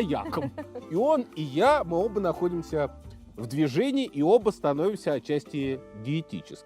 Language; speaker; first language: Russian; native; Russian